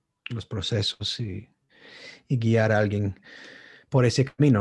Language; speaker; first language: Spanish; non-native, learner; English